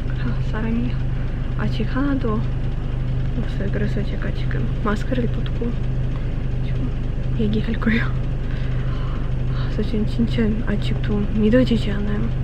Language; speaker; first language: Korean; non-native, fluent; Ukrainian